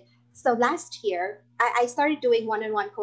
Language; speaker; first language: English; non-native, local second language; Filipino